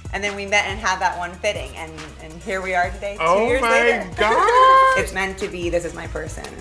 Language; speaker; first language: English; native; English